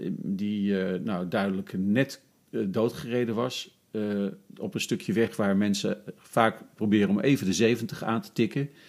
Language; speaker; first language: Dutch; native; Dutch